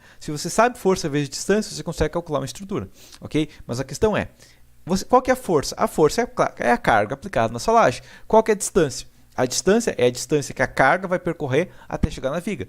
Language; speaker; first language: Portuguese; native; Portuguese